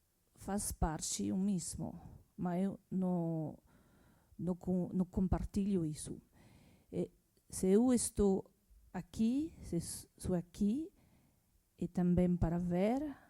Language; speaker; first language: Portuguese; non-native, learner; French